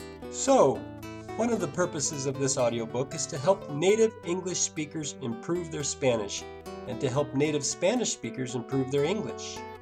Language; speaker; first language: English; native; English